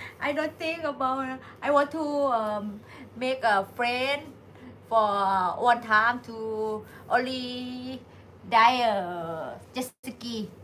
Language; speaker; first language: English; non-native, learner; Thai